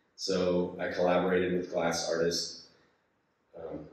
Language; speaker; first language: English; native; English